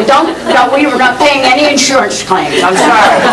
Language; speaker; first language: English; native; English